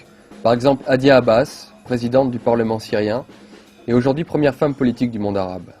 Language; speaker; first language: French; native; French